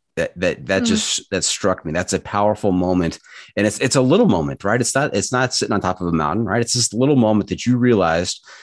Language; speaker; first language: English; native; English